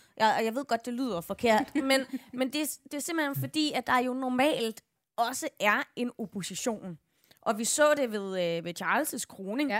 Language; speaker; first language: Danish; native; Danish